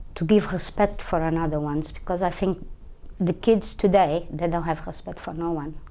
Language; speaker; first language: English; non-native, fluent; Portuguese